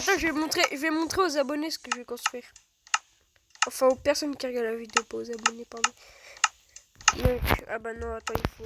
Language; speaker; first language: French; native; French